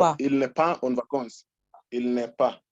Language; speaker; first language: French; non-native, fluent; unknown